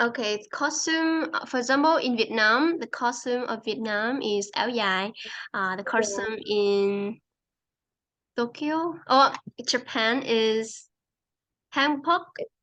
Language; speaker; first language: English; non-native, fluent; Vietnamese